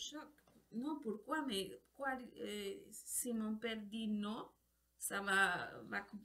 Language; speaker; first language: French; non-native, learner; Spanish